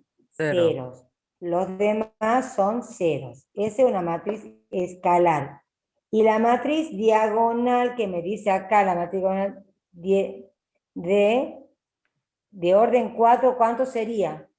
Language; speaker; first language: Spanish; native; Spanish